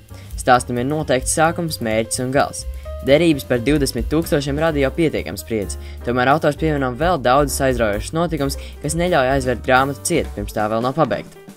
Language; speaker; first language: Latvian; native; Latvian